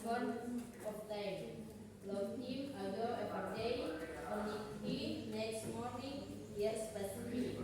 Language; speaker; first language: English; non-native, learner; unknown